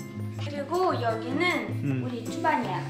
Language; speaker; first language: Korean; non-native, learner; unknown